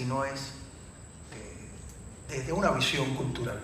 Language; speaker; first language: Spanish; native; Spanish